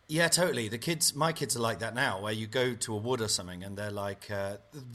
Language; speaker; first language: English; native; English